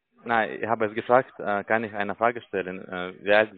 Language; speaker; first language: German; non-native, learner; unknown